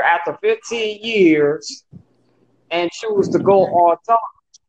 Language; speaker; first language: English; native; English